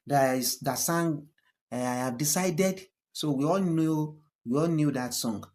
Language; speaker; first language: English; non-native, local second language; Yoruba